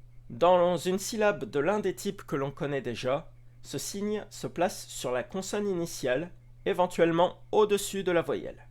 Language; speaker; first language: French; native; French